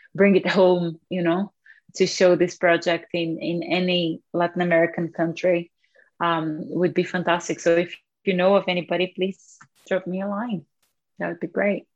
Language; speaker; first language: English; non-native, fluent; Portuguese